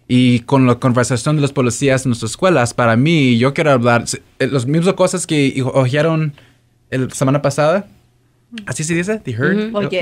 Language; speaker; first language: Spanish; early bilingual, heritage; Spanish